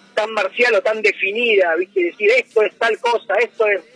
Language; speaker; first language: Spanish; native; Spanish